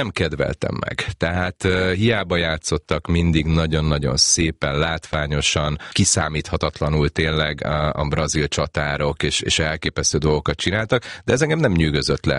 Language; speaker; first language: Hungarian; native; Hungarian